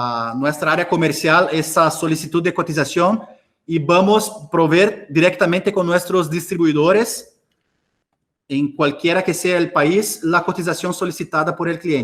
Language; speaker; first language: Spanish; non-native, fluent; Portuguese